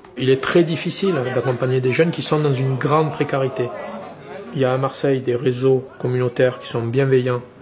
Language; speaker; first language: French; native; French